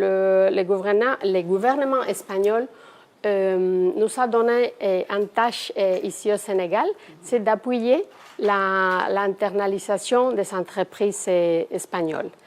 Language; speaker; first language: French; non-native, fluent; Spanish